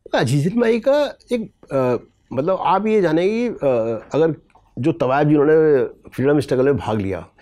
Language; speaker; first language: Hindi; native; Hindi